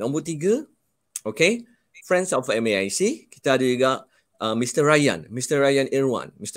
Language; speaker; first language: Malay; native; Malay